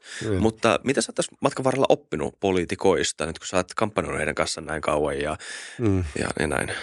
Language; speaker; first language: Finnish; native; Finnish